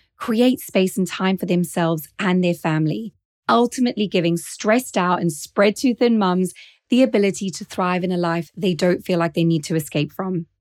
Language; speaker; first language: English; native; English